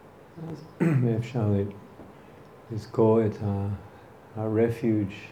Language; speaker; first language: Hebrew; non-native, fluent; English